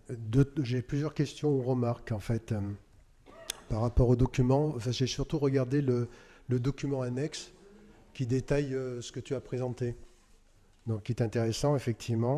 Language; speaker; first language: French; native; French